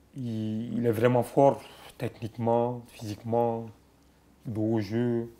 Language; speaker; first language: French; non-native, local second language; Bambara